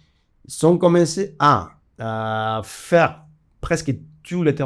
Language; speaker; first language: French; non-native, fluent; Spanish